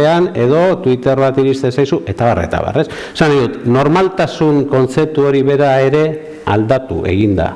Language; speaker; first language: Basque; native; Basque